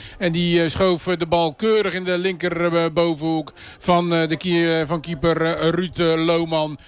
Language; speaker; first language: Dutch; native; Dutch